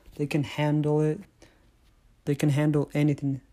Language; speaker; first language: English; non-native, fluent; Tigrinya